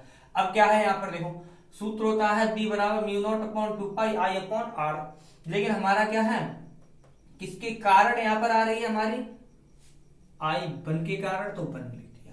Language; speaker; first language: Hindi; native; Hindi